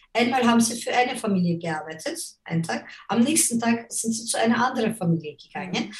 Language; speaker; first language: German; non-native, fluent; Turkish